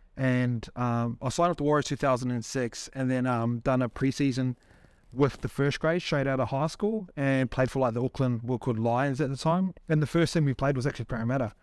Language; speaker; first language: English; native; English